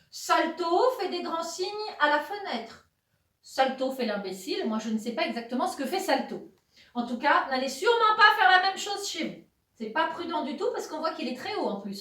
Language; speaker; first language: French; native; French